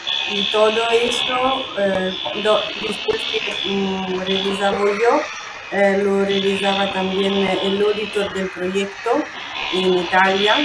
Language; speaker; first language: Spanish; non-native, learner; Italian